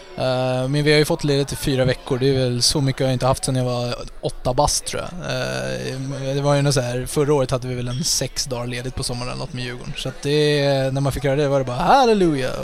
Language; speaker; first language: Swedish; native; Swedish